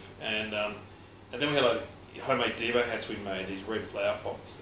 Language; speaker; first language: English; native; English